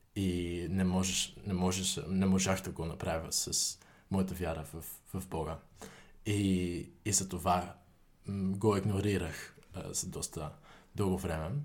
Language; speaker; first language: Bulgarian; non-native, fluent; Dutch